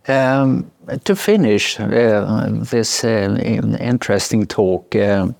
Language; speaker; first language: English; non-native, fluent; Swedish